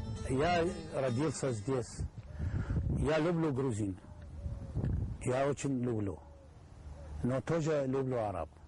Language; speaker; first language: Russian; non-native, learner; Arabic